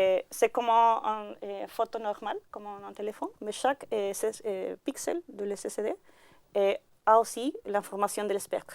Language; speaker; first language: French; non-native, learner; Spanish